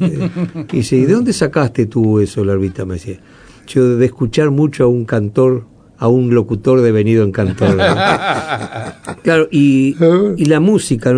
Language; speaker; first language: Spanish; native; Spanish